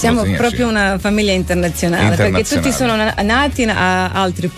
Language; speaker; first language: Italian; non-native, learner; Croatian